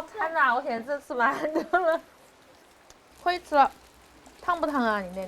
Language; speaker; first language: Chinese; native; Chinese